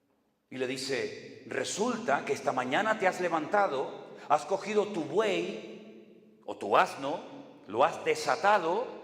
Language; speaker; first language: Spanish; native; Spanish